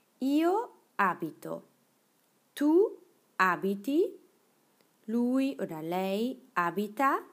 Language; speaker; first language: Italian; non-native, fluent; German